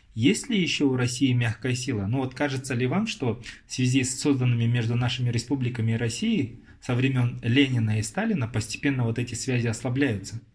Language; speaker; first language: Russian; non-native, local second language; Kazakh